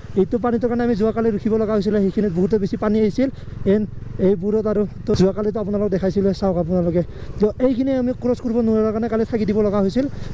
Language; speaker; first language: Assamese; non-native, local second language; Bodo